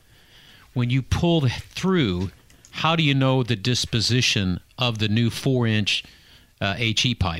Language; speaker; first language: English; native; English